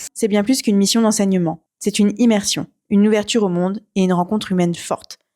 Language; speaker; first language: French; native; French